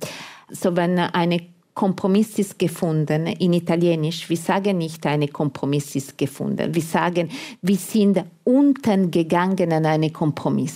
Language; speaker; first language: German; non-native, fluent; Italian